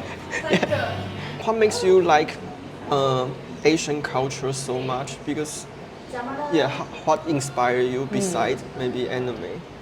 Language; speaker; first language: English; non-native, learner; Chinese